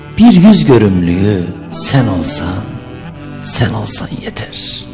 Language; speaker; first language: Turkish; native; Turkish